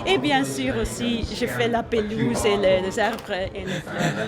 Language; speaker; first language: French; non-native, fluent; Dutch